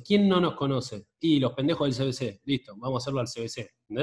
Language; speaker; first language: Spanish; native; Spanish